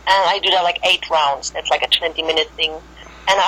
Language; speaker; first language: English; non-native, fluent; German